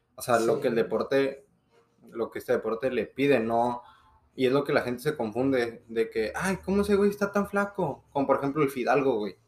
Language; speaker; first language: Spanish; native; Spanish